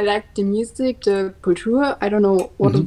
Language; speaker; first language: English; non-native, learner; German